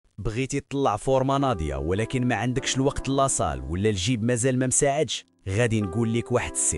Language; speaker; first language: Arabic; native; Arabic